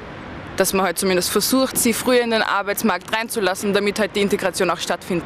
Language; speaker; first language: German; native; German